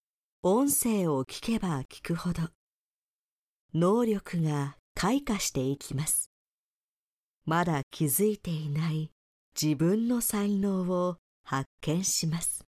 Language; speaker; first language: Japanese; native; Japanese